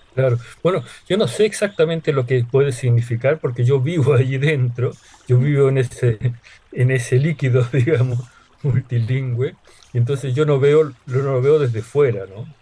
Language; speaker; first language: Spanish; early bilingual, other home language; Hungarian